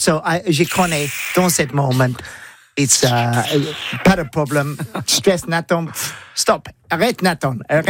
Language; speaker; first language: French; non-native, learner; English